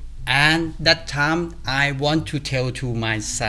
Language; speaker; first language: English; non-native, learner; Thai